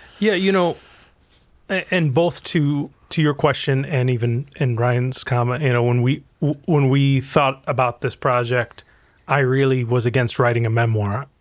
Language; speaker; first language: English; early bilingual, other home language; Arabic